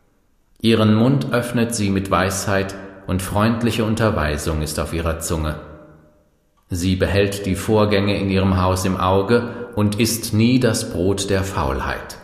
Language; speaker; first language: German; native; German